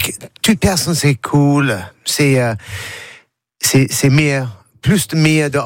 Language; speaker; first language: French; non-native, learner; English